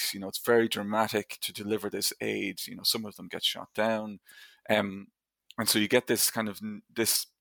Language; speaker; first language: English; native; English